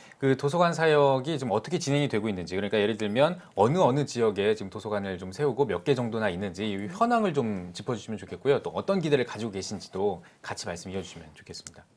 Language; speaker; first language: Korean; native; Korean